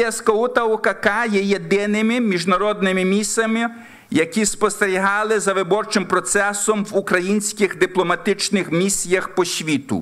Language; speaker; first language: Ukrainian; early bilingual, heritage; Ukrainian